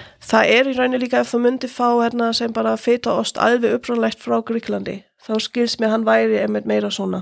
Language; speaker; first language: Icelandic; non-native, fluent; German